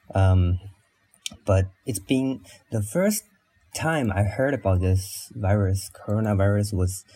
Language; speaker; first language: English; non-native, fluent; Chinese